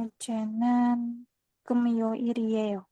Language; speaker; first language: Korean; non-native, learner; Indonesian